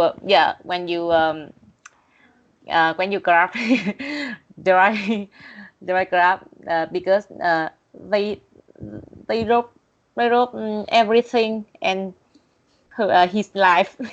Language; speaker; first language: English; non-native, learner; Vietnamese